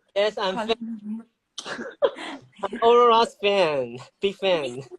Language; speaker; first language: English; non-native, learner; Chinese